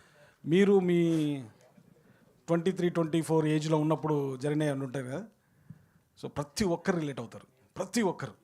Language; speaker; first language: Telugu; native; Telugu